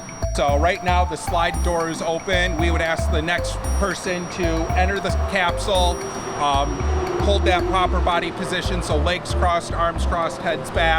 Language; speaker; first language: English; native; English